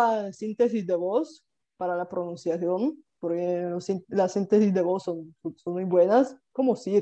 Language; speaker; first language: Spanish; non-native, fluent; Bulgarian